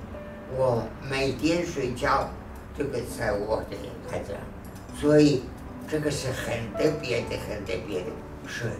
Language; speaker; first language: Chinese; non-native, fluent; Spanish